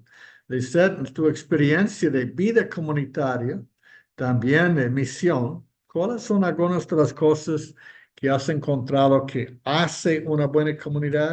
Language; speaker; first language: Spanish; non-native, fluent; English